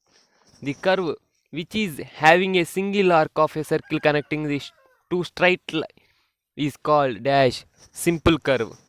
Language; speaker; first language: English; non-native, local second language; Telugu